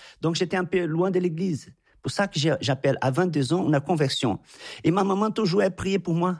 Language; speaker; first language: French; non-native, fluent; Portuguese